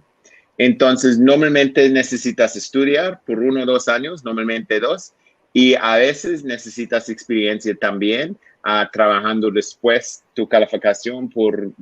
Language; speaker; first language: Spanish; non-native, learner; English